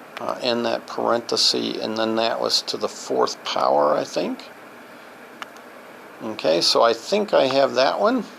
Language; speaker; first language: English; native; English